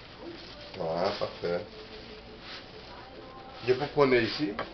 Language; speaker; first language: French; non-native, learner; Portuguese